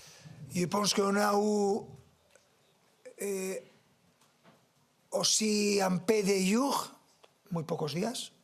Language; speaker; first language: French; non-native, fluent; Spanish